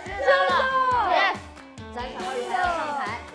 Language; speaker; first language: Chinese; native; Chinese